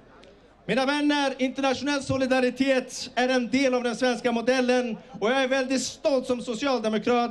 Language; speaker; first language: Swedish; early bilingual, other home language; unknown